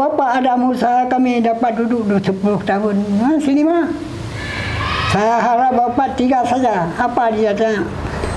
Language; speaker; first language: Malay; non-native, local second language; Achinese